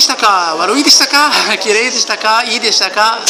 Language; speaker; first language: Japanese; non-native, learner; Arabic